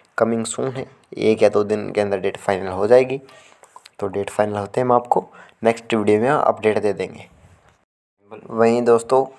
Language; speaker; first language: Hindi; native; Hindi